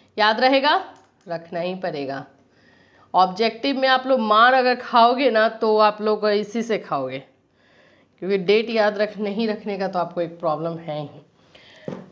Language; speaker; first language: Hindi; native; Hindi